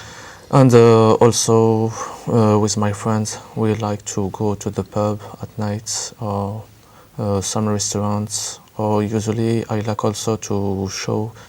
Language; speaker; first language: English; non-native, learner; French